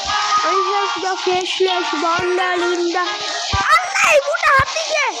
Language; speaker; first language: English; non-native, learner; Bangla